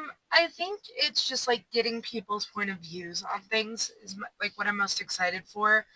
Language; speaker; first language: English; native; English